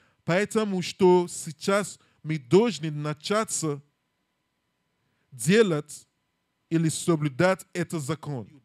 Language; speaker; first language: Russian; non-native, learner; English